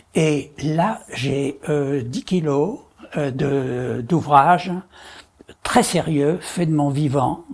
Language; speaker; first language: French; native; French